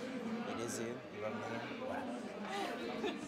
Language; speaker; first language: French; native; French